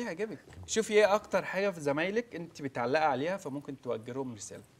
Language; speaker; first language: Arabic; native; Arabic